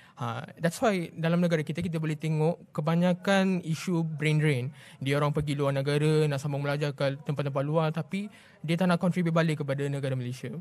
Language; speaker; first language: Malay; non-native, local second language; Tamil